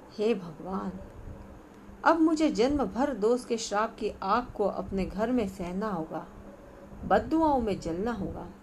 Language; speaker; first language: Hindi; non-native, local second language; Marathi